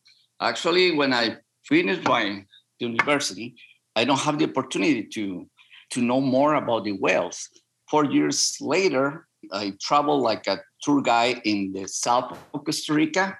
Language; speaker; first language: English; non-native, learner; Spanish